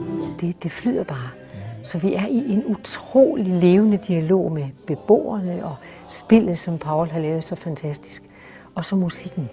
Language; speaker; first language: Danish; native; Danish